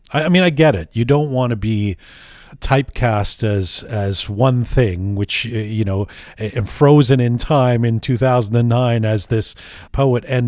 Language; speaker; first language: English; early bilingual, other home language; Persian